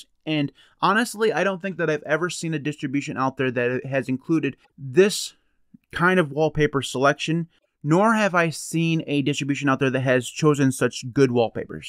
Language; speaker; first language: English; native; English